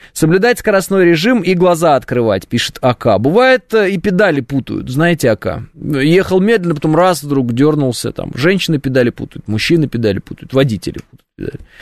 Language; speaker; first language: Russian; native; Russian